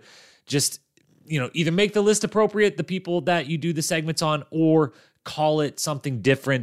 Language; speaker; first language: English; native; English